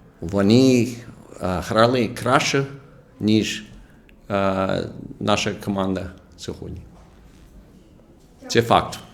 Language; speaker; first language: Ukrainian; non-native, local second language; Russian